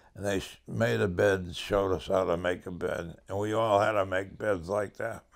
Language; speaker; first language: English; native; English